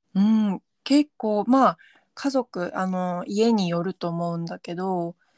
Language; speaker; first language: Japanese; native; Japanese